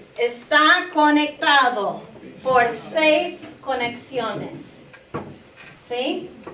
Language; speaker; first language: Spanish; non-native, learner; English